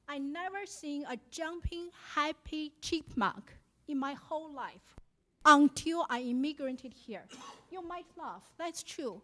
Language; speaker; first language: English; non-native, fluent; Chinese